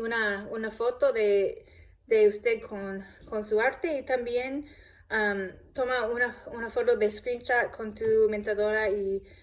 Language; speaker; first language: Spanish; non-native, learner; English